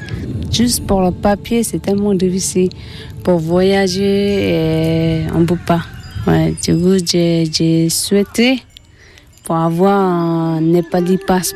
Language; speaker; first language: French; non-native, learner; Tibetan